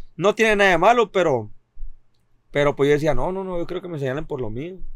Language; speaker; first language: Spanish; native; Spanish